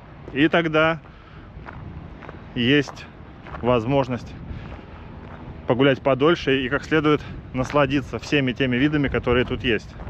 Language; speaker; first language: Russian; native; Russian